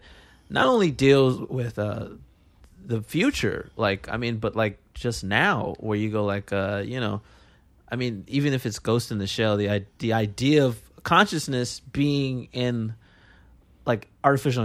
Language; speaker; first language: English; native; English